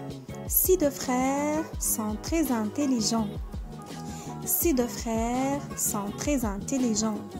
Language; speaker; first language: French; non-native, local second language; Arabic